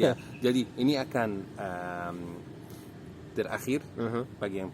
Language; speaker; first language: Indonesian; non-native, learner; Arabic